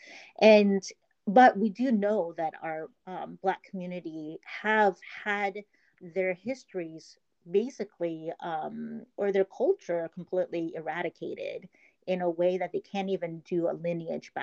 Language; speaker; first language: English; early bilingual, other home language; Korean